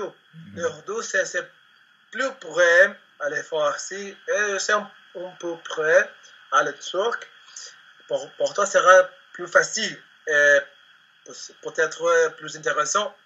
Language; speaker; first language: French; non-native, learner; Spanish